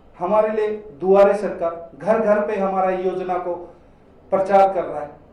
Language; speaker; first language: Hindi; non-native, local second language; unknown